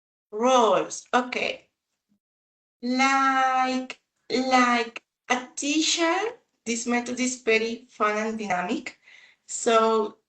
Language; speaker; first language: English; non-native, learner; Spanish